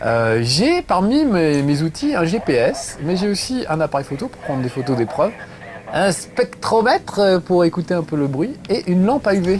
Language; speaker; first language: French; native; French